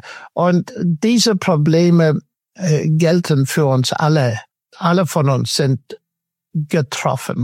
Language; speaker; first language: German; non-native, fluent; English